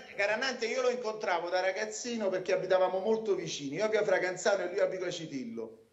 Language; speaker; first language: Italian; native; Italian